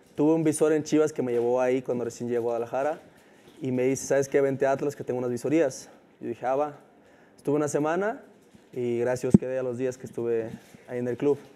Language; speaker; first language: Spanish; native; Spanish